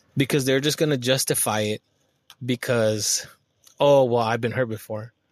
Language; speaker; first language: English; early bilingual, other home language; Spanish